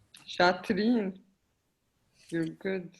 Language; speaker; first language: Arabic; native; Arabic